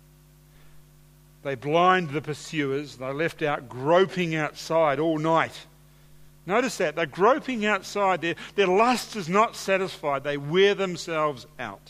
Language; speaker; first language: English; native; English